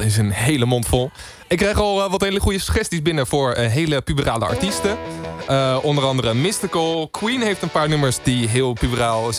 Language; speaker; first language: Dutch; native; Dutch